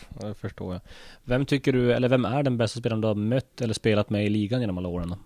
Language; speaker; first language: Swedish; native; Swedish